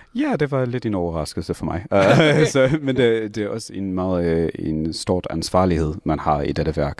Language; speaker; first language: Danish; non-native, fluent; English